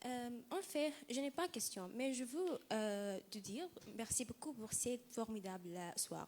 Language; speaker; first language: French; non-native, learner; Arabic